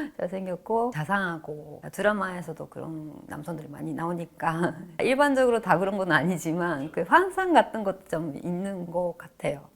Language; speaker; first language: Korean; non-native, fluent; Japanese